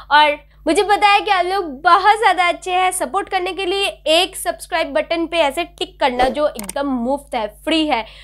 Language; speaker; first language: Hindi; non-native, local second language; Bangla